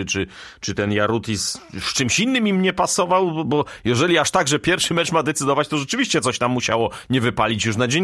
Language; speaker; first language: Polish; native; Polish